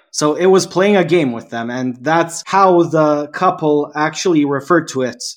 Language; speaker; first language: English; non-native, fluent; Serbian